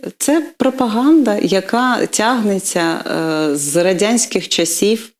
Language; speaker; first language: Ukrainian; non-native, local second language; Russian